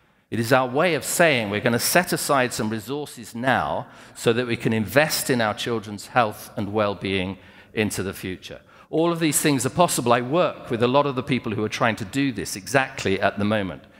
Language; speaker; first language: English; native; English